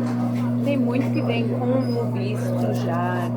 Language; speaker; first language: Portuguese; early bilingual, heritage; Portuguese